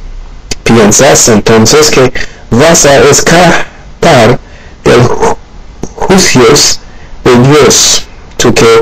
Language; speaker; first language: Spanish; non-native, learner; Haitian Creole